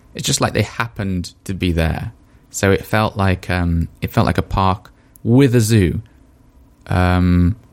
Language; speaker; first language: English; native; English